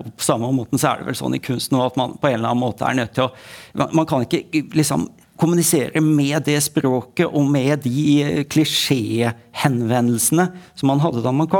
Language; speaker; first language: Norwegian; native; Norwegian